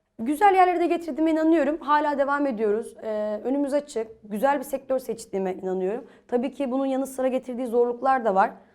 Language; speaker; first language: Turkish; native; Turkish